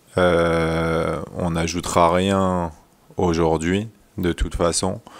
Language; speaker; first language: French; native; French